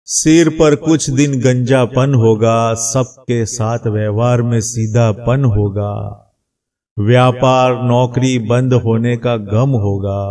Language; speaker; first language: Hindi; non-native, local second language; Gujarati